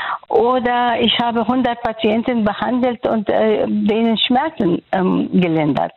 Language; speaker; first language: German; non-native, fluent; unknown